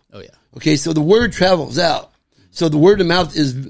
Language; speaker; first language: English; native; English